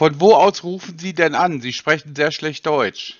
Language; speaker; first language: German; native; German